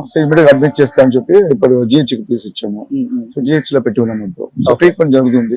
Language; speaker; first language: Telugu; non-native, local second language; Tamil